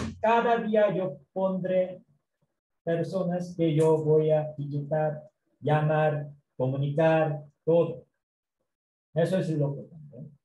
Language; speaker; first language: Spanish; non-native, learner; Korean